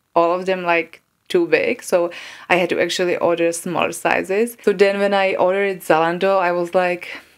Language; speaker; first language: English; non-native, fluent; Czech